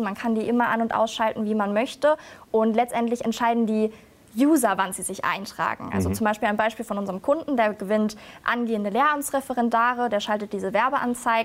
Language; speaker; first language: German; native; German